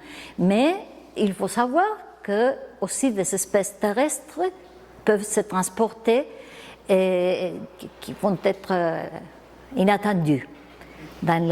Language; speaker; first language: French; non-native, fluent; Spanish